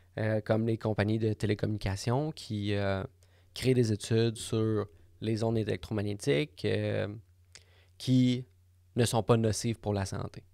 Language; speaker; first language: French; native; French